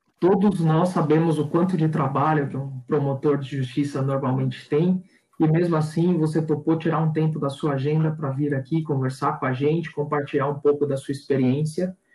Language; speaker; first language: Portuguese; native; Portuguese